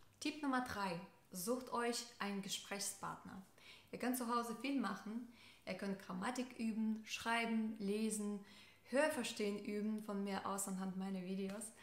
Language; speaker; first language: German; non-native, fluent; Russian